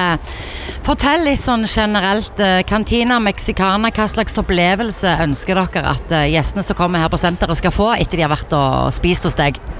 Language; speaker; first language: Norwegian; native; Norwegian